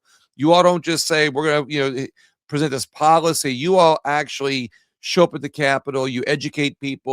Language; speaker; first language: English; native; English